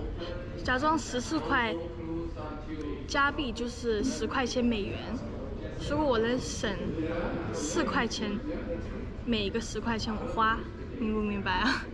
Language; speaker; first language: Chinese; early bilingual, other home language; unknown